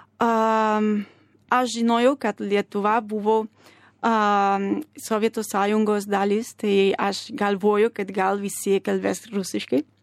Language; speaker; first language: Lithuanian; non-native, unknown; Spanish